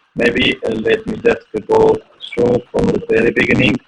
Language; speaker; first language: English; non-native, local second language; Amharic